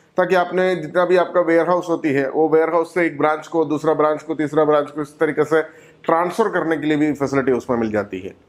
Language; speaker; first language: Hindi; non-native, local second language; Malayalam